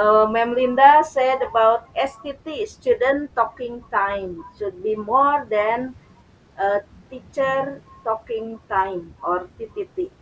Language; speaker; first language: English; non-native, learner; Indonesian